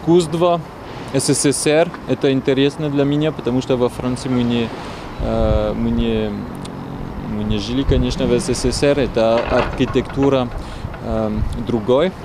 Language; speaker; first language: Russian; non-native, learner; French